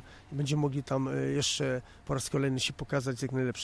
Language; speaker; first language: Polish; native; Polish